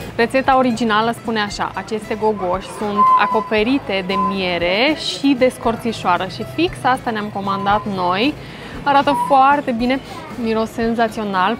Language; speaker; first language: Romanian; native; Romanian